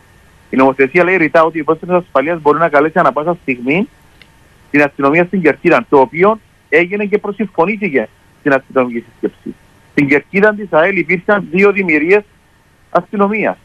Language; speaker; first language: Greek; native; Greek